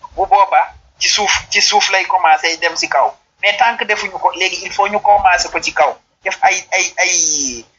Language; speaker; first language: Wolof; non-native, local second language; Serer